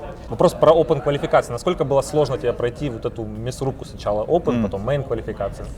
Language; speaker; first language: Russian; native; Russian